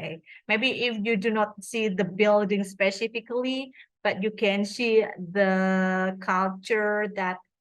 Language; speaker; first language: English; non-native, fluent; Indonesian